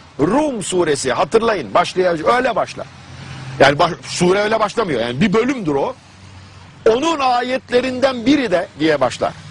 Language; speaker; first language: Turkish; non-native, fluent; German